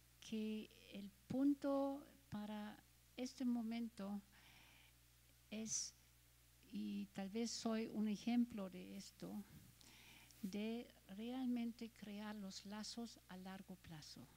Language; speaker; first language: Spanish; non-native, fluent; German